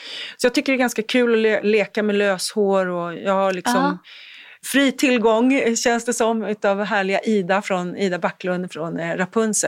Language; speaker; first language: Swedish; native; Swedish